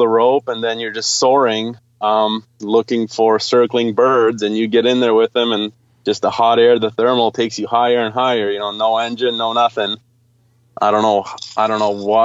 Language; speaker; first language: English; early bilingual, other home language; Polish